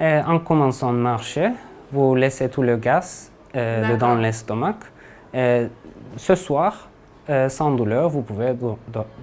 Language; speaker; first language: French; non-native, fluent; Turkish